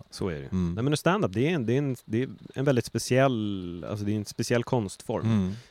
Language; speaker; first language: Swedish; native; Swedish